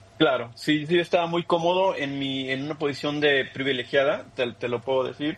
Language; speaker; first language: Spanish; early bilingual, heritage; Spanish